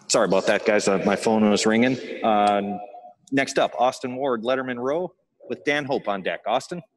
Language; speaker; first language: English; native; English